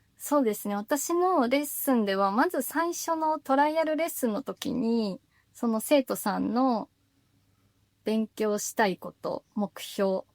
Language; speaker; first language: Japanese; native; Japanese